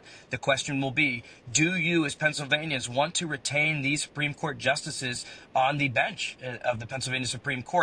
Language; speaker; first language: English; native; English